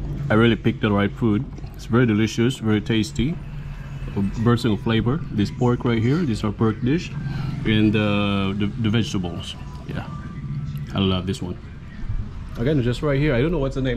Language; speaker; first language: English; non-native, local second language; Filipino